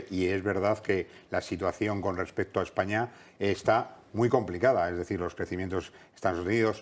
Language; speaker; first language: Spanish; native; Spanish